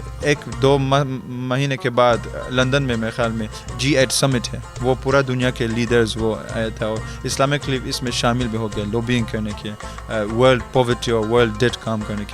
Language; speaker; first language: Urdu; early bilingual, heritage; Urdu